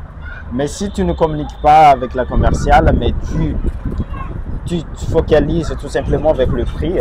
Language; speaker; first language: French; non-native, fluent; Chinese